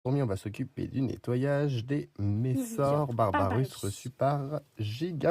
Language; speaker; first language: French; native; French